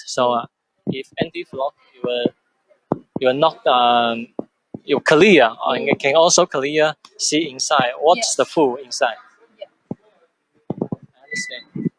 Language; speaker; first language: English; non-native, fluent; Chinese